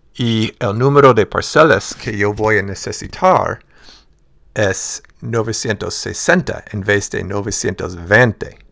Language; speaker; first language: Spanish; non-native, fluent; English